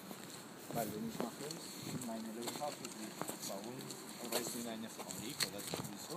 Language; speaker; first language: German; non-native, learner; Spanish